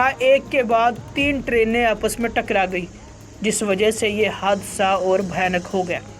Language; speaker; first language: Hindi; native; Hindi